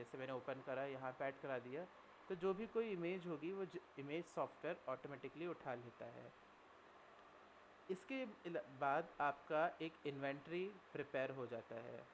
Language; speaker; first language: Hindi; native; Hindi